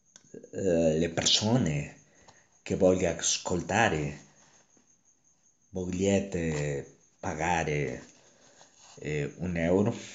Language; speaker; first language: Italian; non-native, learner; Spanish